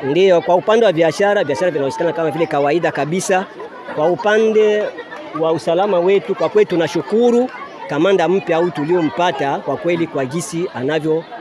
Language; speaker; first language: Swahili; non-native, local second language; Bembe